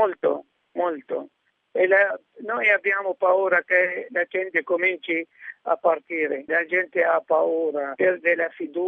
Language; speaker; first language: Italian; non-native, fluent; Arabic